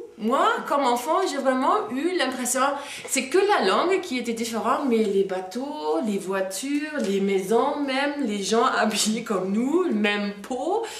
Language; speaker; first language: French; non-native, fluent; German